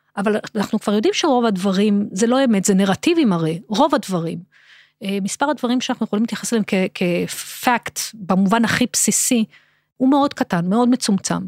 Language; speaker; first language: Hebrew; native; Hebrew